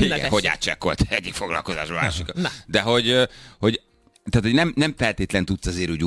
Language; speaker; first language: Hungarian; native; Hungarian